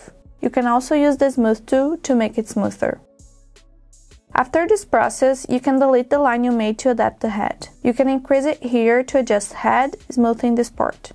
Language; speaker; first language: English; non-native, fluent; Portuguese